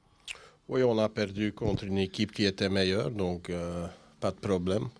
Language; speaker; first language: French; non-native, learner; Dutch